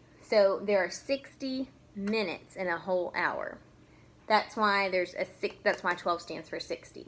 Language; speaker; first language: English; native; English